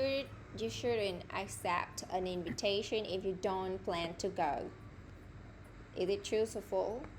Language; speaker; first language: English; non-native, fluent; Vietnamese